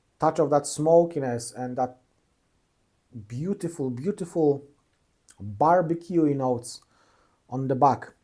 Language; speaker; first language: English; non-native, fluent; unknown